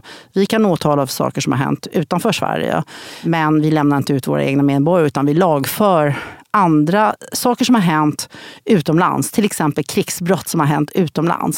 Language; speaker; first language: Swedish; native; Swedish